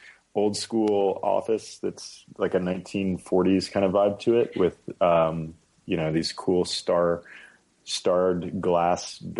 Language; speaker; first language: English; native; English